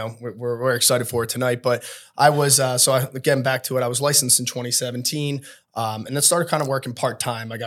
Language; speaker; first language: English; native; English